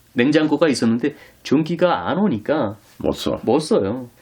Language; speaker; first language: Korean; native; Korean